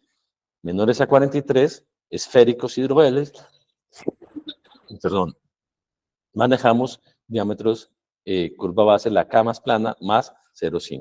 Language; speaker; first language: Spanish; native; Spanish